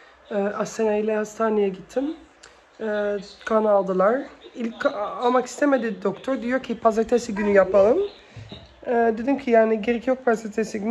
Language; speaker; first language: Turkish; early bilingual, heritage; Turkish